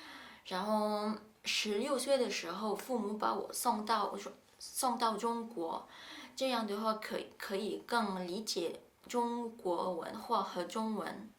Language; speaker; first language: Chinese; non-native, fluent; French